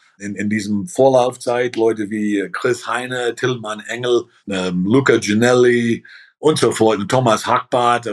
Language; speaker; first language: German; early bilingual, heritage; German